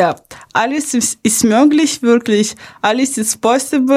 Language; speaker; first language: German; early bilingual, other home language; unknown